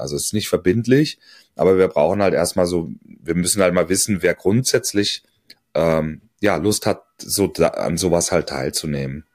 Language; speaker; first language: German; native; German